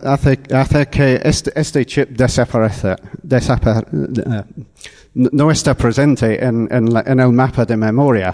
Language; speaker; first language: Spanish; non-native, fluent; English